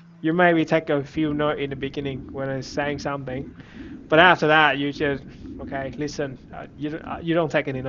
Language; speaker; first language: English; non-native, fluent; Vietnamese